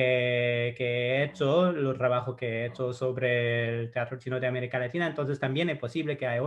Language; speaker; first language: Spanish; non-native, fluent; English